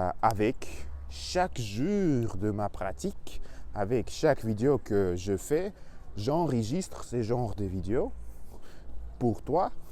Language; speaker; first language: French; non-native, learner; Russian